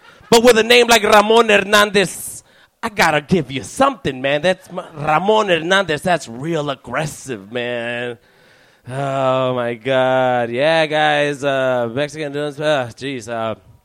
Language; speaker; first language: English; native; English